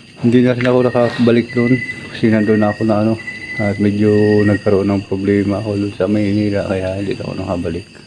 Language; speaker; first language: Filipino; native; Filipino